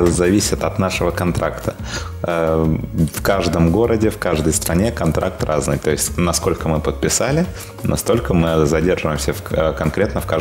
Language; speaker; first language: Russian; native; Russian